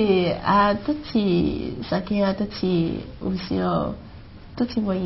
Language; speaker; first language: Japanese; non-native, learner; Chinese